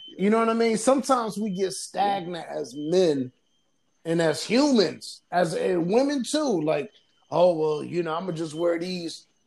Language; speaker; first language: English; native; English